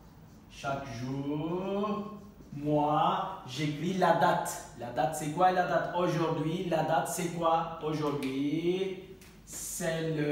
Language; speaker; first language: French; non-native, fluent; Turkish